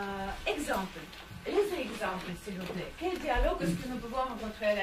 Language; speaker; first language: French; non-native, fluent; Russian